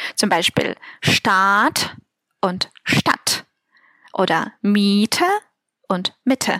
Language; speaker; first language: German; non-native, fluent; Russian